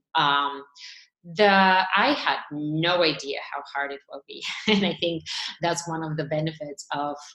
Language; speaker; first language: English; non-native, fluent; Bulgarian